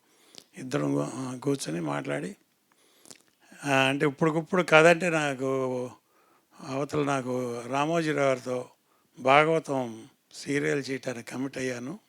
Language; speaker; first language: Telugu; native; Telugu